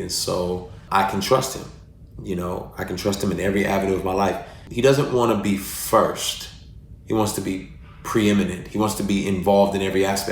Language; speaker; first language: English; native; English